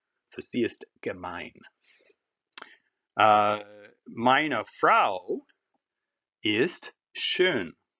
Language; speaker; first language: German; non-native, fluent; English